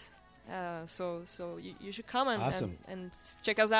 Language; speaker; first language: English; non-native, fluent; Spanish